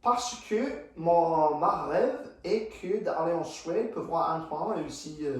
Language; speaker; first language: French; non-native, fluent; English